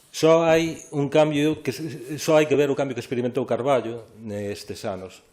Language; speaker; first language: Galician; native; Galician